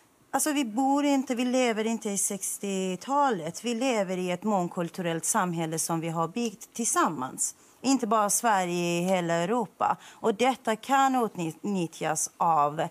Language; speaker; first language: Swedish; non-native, fluent; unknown